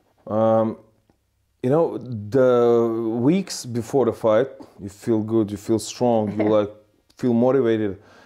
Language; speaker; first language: English; non-native, fluent; Lithuanian